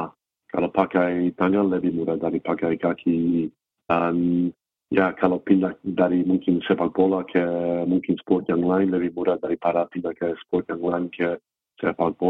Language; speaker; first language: Indonesian; non-native, fluent; English